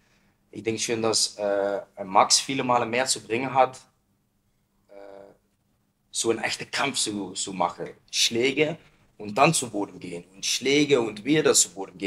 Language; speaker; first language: German; non-native, learner; Dutch